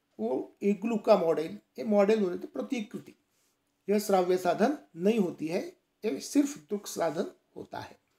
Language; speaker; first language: Hindi; non-native, local second language; Marathi